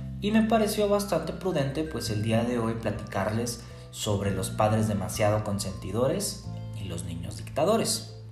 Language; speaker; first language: Spanish; native; Spanish